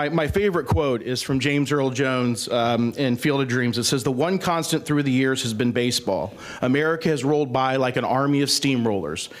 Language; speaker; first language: English; native; English